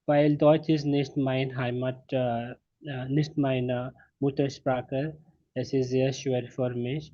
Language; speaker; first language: German; non-native, learner; Hindi